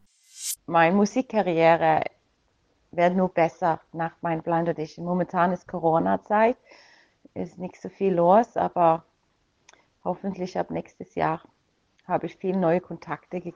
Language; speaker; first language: German; non-native, fluent; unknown